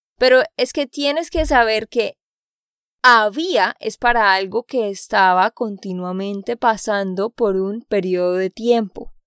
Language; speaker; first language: Spanish; native; Spanish